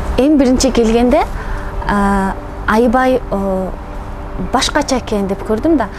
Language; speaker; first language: Kyrgyz; non-native, learner; Mongolian